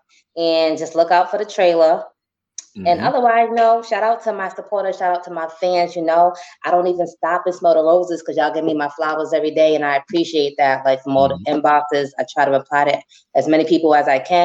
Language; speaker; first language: English; native; English